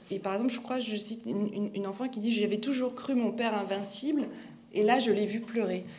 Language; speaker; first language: French; native; French